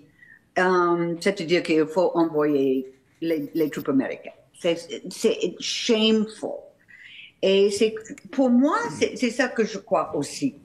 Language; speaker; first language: French; non-native, fluent; English